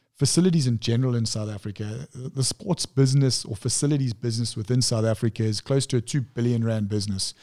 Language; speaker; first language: English; native; English